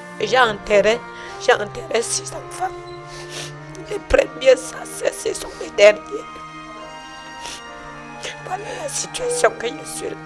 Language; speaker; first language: French; non-native, local second language; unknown